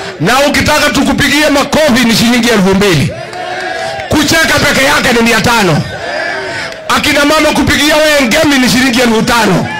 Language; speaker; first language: Swahili; non-native, local second language; Kikuyu